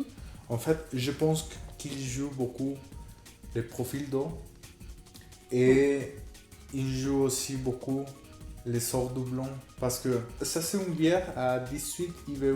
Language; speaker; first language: French; non-native, fluent; Spanish